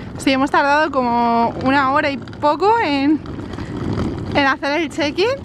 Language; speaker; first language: Spanish; native; Spanish